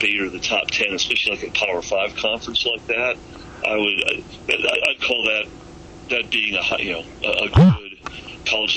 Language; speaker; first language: English; native; English